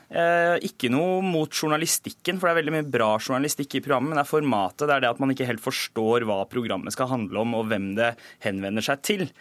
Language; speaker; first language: Norwegian; early bilingual, other home language; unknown